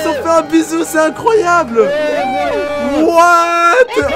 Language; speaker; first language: French; native; French